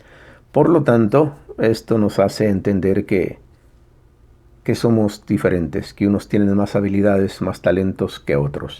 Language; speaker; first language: Spanish; native; Spanish